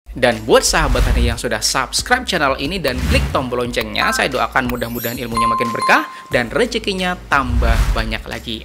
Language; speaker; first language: Indonesian; native; Indonesian